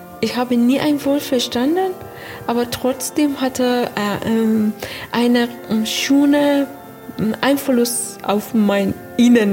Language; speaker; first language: German; non-native, learner; Persian